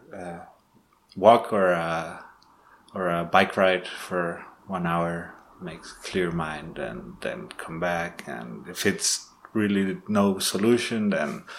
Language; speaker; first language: English; non-native, learner; Spanish